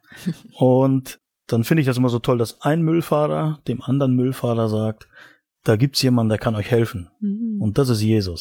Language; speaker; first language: German; native; German